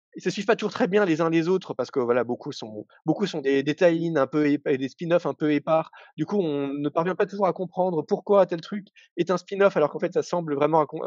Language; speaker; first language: French; native; French